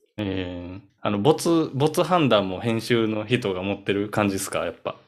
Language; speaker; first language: Japanese; native; Japanese